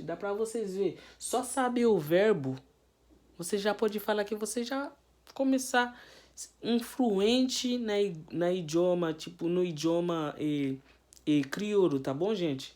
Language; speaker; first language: Portuguese; non-native, fluent; Haitian Creole